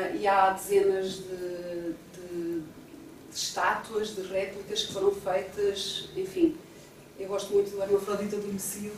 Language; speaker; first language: Portuguese; native; Portuguese